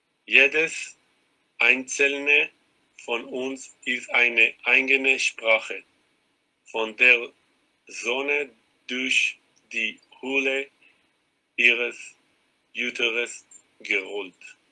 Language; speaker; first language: German; non-native, learner; Hebrew